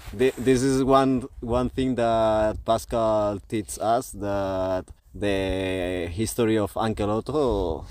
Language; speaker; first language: English; non-native, learner; Spanish